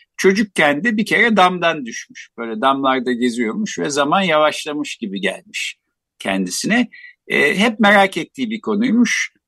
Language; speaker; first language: Turkish; native; Turkish